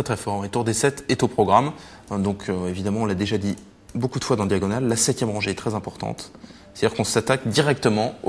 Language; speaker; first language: French; native; French